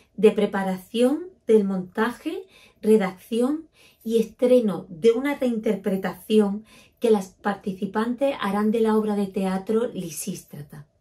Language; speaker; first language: Spanish; native; Spanish